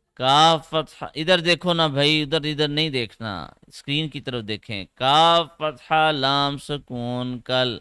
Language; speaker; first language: Urdu; native; Urdu